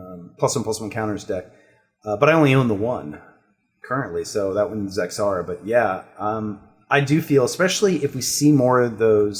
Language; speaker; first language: English; native; English